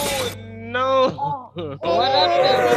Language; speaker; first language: English; non-native, fluent; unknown